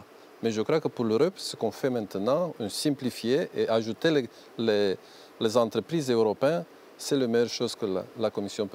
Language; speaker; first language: French; non-native, learner; Romanian